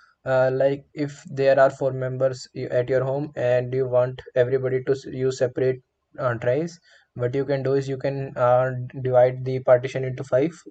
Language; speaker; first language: English; non-native, local second language; Hindi